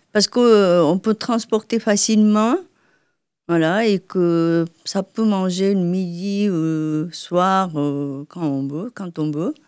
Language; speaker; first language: French; non-native, fluent; Japanese